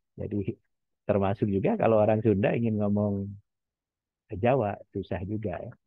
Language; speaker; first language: Indonesian; non-native, local second language; Javanese